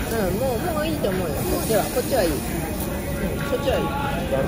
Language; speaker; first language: Japanese; native; Japanese